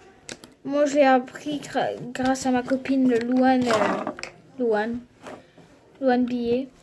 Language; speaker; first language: French; native; French